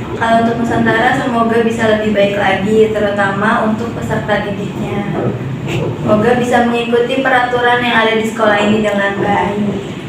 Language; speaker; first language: Indonesian; native; Indonesian